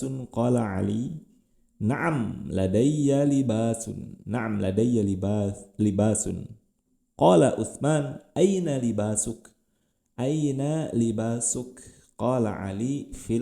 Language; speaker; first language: Arabic; non-native, fluent; Indonesian